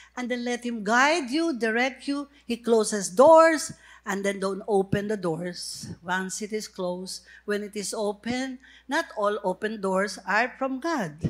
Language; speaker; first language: English; non-native, local second language; Filipino